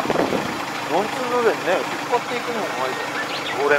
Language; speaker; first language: Japanese; native; Japanese